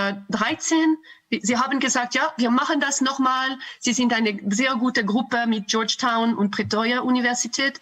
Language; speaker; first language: German; non-native, learner; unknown